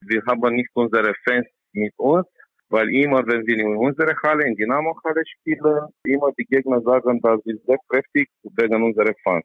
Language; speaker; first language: German; non-native, learner; Romanian